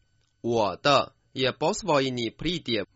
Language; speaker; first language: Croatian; non-native, fluent; Chinese